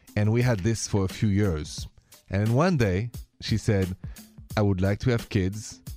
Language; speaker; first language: English; non-native, fluent; French